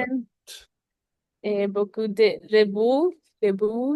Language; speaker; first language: French; non-native, learner; Spanish